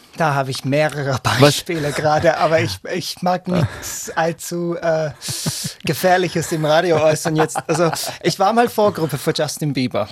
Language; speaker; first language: German; non-native, fluent; English